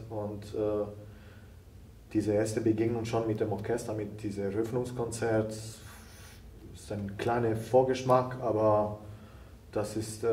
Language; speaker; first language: German; non-native, fluent; Italian